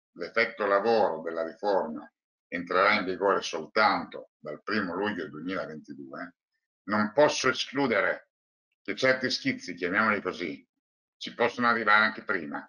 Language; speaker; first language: Italian; native; Italian